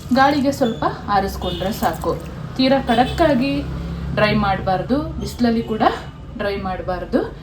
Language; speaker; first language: Kannada; native; Kannada